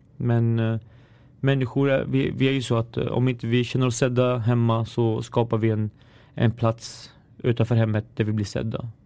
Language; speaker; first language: Swedish; early bilingual, other home language; Arabic